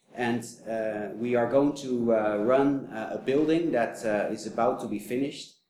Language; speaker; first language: English; non-native, fluent; Dutch